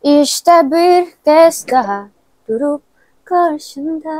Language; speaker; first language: Turkish; non-native, learner; Indonesian